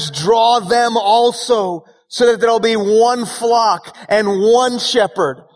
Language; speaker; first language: English; early bilingual, other home language; Persian